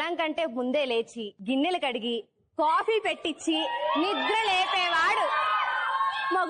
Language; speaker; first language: Telugu; native; Telugu